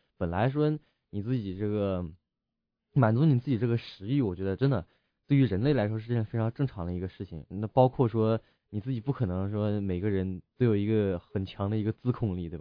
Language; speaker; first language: Chinese; native; Chinese